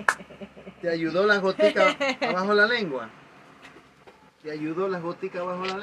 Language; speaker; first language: Spanish; early bilingual, heritage; Spanish